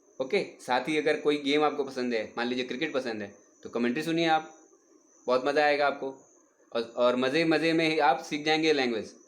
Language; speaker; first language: Hindi; native; Hindi